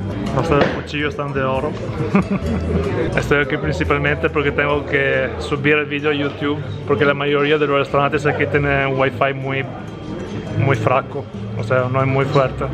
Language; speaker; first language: Spanish; non-native, fluent; Italian